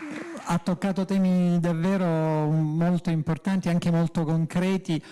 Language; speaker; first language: Italian; native; Italian